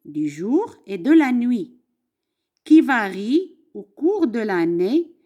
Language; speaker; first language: French; non-native, local second language; Arabic